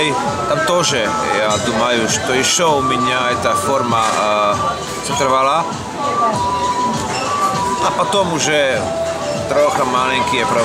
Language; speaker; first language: Russian; non-native, learner; Slovak